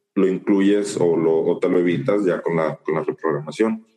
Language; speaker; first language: Spanish; native; Spanish